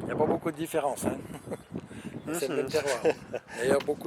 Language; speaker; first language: French; native; French